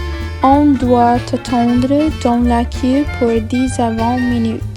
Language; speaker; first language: French; non-native, learner; English